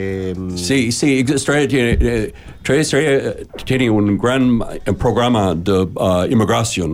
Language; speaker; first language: Spanish; non-native, learner; English